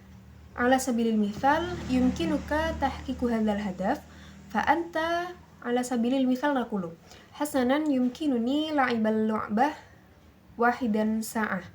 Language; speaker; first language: Arabic; non-native, learner; Indonesian